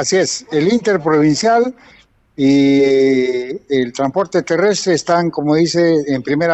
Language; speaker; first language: Spanish; native; Spanish